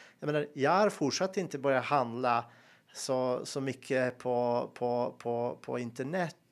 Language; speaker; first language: Swedish; non-native, fluent; Serbian